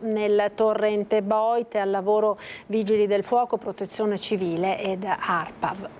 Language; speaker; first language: Italian; native; Italian